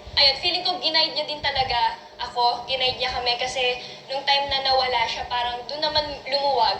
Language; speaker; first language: Filipino; native; Filipino